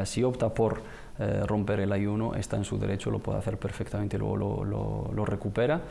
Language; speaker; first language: Spanish; native; Spanish